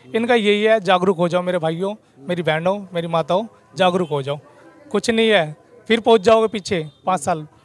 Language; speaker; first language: Hindi; native; Hindi